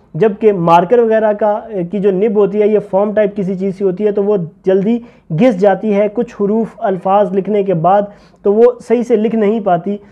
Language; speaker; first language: Urdu; non-native, local second language; Punjabi